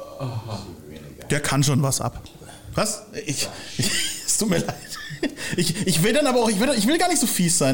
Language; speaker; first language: German; native; German